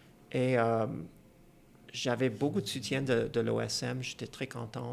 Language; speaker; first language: French; non-native, fluent; Persian